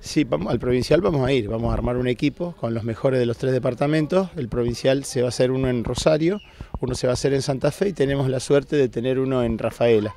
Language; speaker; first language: Spanish; native; Spanish